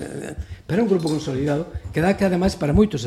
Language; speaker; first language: Galician; native; Galician